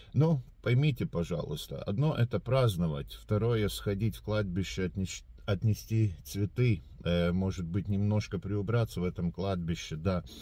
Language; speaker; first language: Russian; non-native, local second language; Latvian